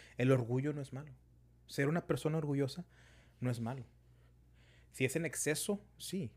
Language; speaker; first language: Spanish; early bilingual, heritage; Spanish